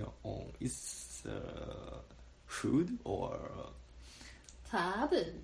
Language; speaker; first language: English; non-native, learner; Japanese